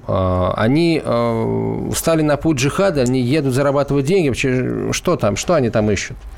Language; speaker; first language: Russian; native; Russian